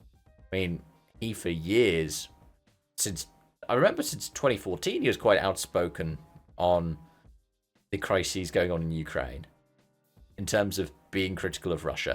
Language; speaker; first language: English; native; English